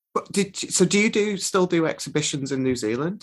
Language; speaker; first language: English; native; English